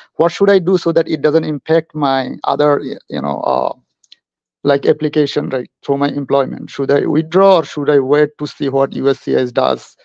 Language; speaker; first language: English; non-native, local second language; Bangla